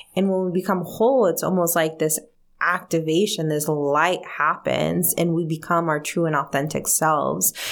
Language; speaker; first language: English; early bilingual, other home language; Spanish